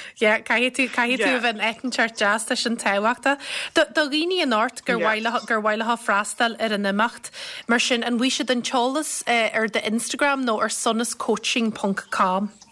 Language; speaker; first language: Irish; native; Irish